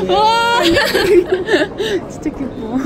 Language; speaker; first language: Korean; non-native, learner; Japanese